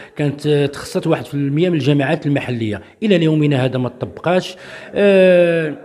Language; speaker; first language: Arabic; native; Arabic